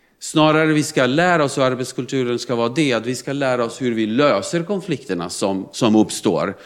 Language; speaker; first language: Swedish; non-native, fluent; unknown